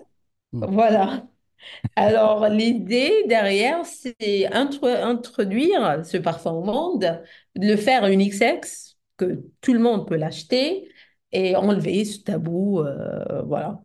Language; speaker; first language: French; non-native, fluent; Arabic